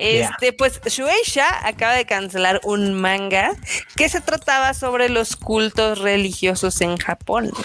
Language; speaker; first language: Spanish; native; Spanish